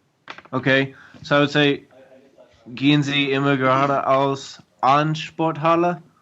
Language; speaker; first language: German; non-native, learner; English